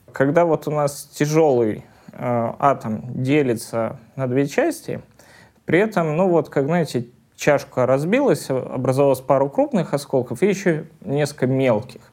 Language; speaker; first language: Russian; native; Russian